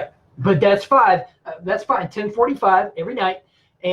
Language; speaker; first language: English; native; English